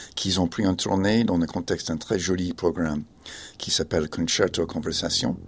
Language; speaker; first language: French; non-native, fluent; English